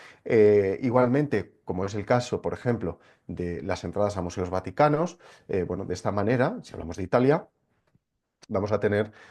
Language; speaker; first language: Spanish; native; Spanish